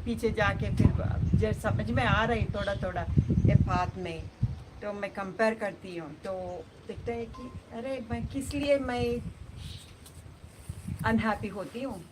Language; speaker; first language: Hindi; non-native, local second language; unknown